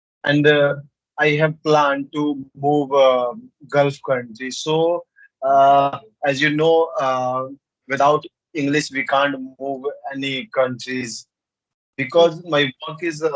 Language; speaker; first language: English; non-native, learner; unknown